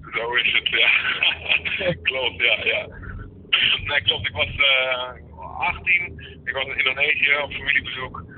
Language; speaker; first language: Dutch; early bilingual, other home language; Indonesian